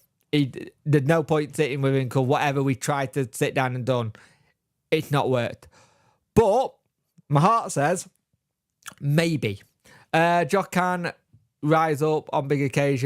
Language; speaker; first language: English; native; English